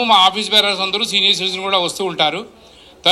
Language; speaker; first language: Telugu; native; Telugu